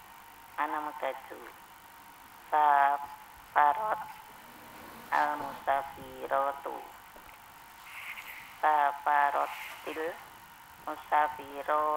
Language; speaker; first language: Arabic; non-native, learner; Indonesian